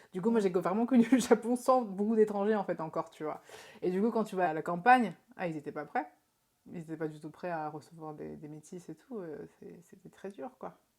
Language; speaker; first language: French; early bilingual, other home language; Japanese